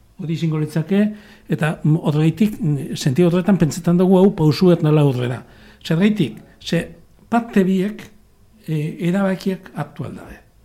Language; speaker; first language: Basque; native; Basque